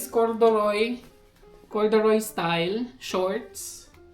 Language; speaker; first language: English; non-native, local second language; Filipino